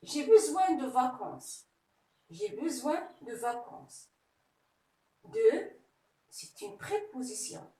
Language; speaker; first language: French; non-native, local second language; Arabic